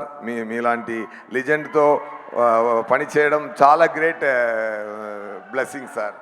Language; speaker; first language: Telugu; non-native, learner; Tamil